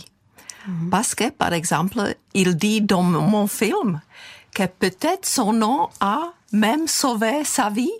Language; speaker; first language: French; non-native, fluent; Czech